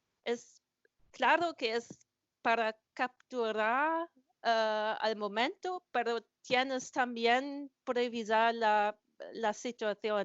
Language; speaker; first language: Spanish; non-native, learner; German